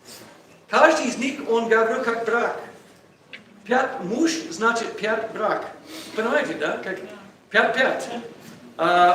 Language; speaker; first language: Russian; non-native, learner; English